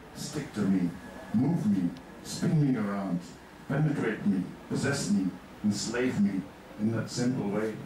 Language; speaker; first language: English; non-native, fluent; Dutch